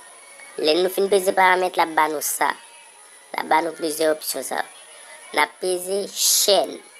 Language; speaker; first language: French; non-native, learner; Haitian Creole